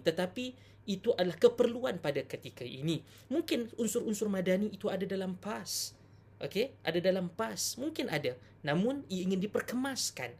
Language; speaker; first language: Malay; native; Malay